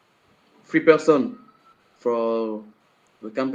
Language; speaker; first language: English; non-native, learner; French